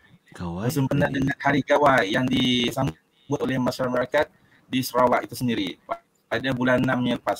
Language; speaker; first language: Malay; native; Malay